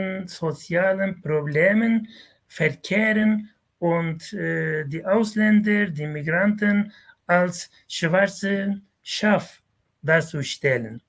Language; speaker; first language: German; non-native, fluent; Kurdish